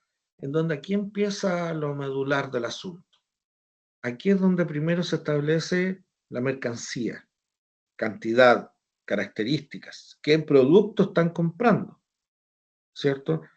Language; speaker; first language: Spanish; native; Spanish